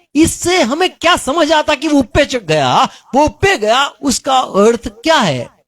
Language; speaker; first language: Hindi; non-native, local second language; Gujarati